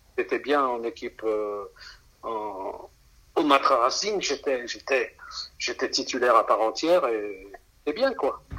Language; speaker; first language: French; native; French